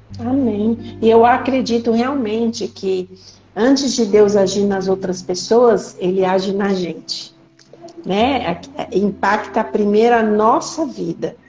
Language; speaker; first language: Portuguese; native; Portuguese